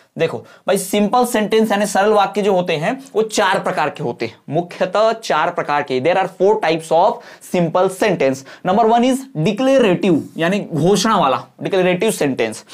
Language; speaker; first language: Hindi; non-native, local second language; Bhojpuri